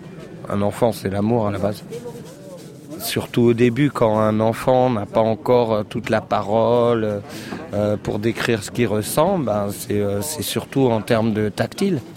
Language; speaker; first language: French; native; French